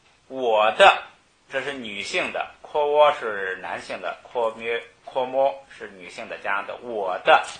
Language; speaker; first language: Chinese; native; Chinese